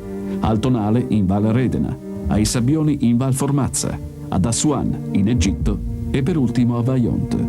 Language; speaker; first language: Italian; native; Italian